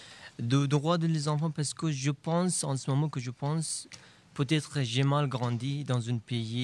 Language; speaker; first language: French; non-native, learner; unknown